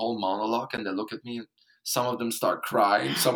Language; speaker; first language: English; non-native, fluent; Dutch